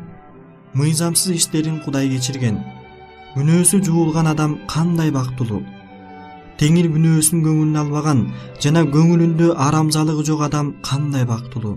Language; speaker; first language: Kyrgyz; native; Kyrgyz